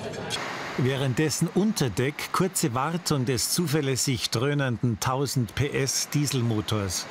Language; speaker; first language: German; native; German